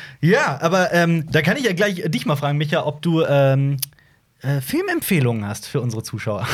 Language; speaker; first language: German; early bilingual, other home language; Turkish